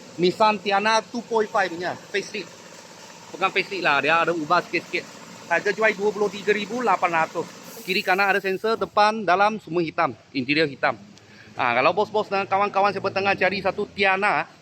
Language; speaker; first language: Malay; non-native, fluent; Chinese